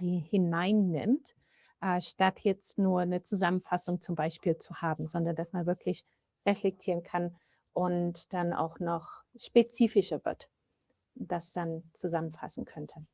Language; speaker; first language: German; native; German